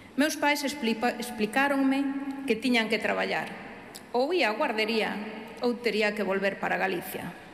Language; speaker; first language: Galician; early bilingual, heritage; Galician